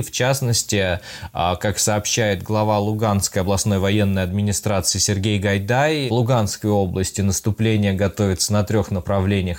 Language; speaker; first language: Russian; native; Russian